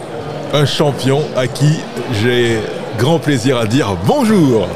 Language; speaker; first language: French; native; French